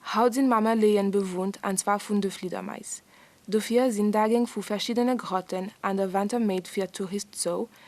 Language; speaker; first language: Luxembourgish; non-native, learner; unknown